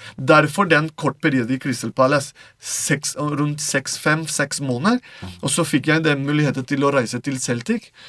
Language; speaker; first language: Norwegian; non-native, fluent; Spanish